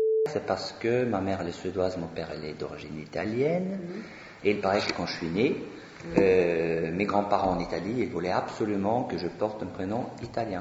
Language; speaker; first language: French; non-native, fluent; Swedish